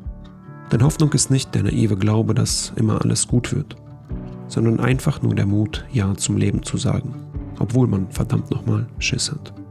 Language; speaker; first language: German; native; German